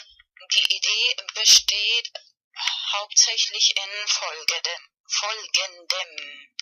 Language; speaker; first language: German; non-native, fluent; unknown